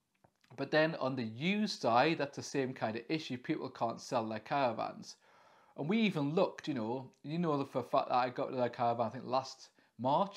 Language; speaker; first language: English; native; English